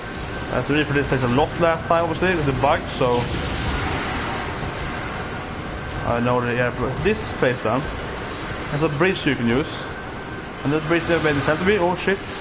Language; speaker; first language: English; non-native, fluent; Swedish